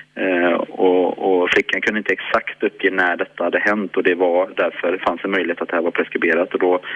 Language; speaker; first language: Swedish; native; Swedish